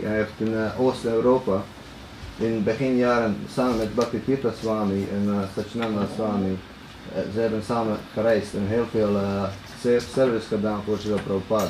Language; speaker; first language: Dutch; non-native, fluent; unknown